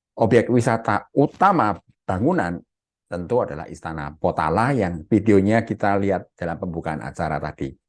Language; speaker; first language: Indonesian; native; Indonesian